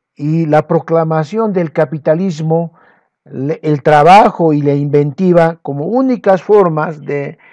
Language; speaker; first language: Spanish; non-native, local second language; Quechua